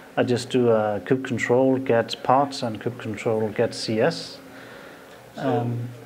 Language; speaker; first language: English; non-native, fluent; Danish